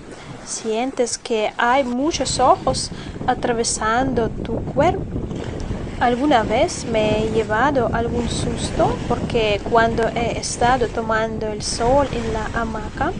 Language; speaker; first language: Spanish; non-native, fluent; Russian